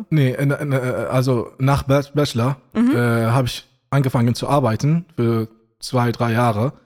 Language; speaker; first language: German; non-native, fluent; Arabic